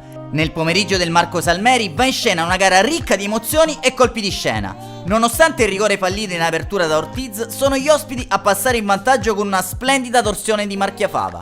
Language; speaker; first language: Italian; native; Italian